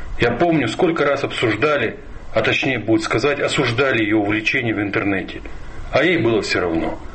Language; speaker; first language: Russian; non-native, local second language; Ingush